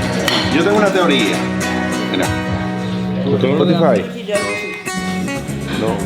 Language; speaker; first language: Spanish; native; Spanish